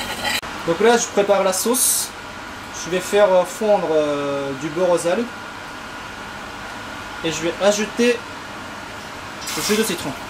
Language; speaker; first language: French; non-native, learner; Japanese